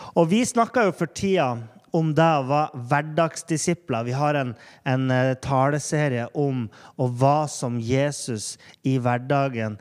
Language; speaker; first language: Norwegian; native; Norwegian